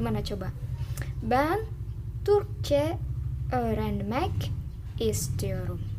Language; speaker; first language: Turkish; non-native, fluent; Indonesian